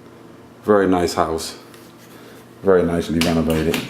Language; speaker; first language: English; native; English